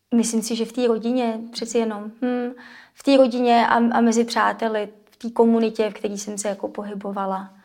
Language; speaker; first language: Czech; native; Czech